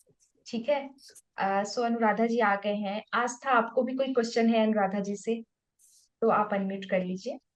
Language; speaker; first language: Hindi; native; Hindi